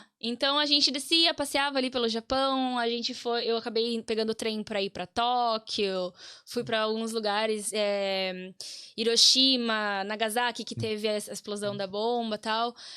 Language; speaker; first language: Portuguese; native; Portuguese